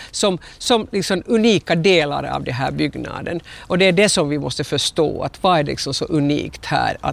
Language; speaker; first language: Swedish; non-native, local second language; Finnish